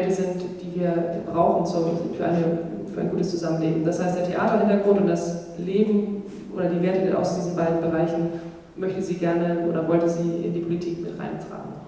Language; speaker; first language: German; native; German